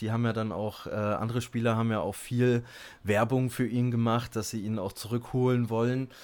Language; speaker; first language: German; native; German